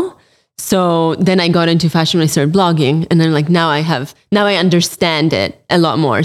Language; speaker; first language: English; early bilingual, other home language; Polish